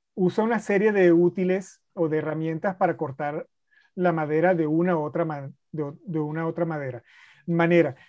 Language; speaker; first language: Spanish; native; Spanish